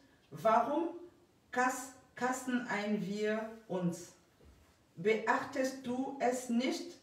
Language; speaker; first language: German; non-native, fluent; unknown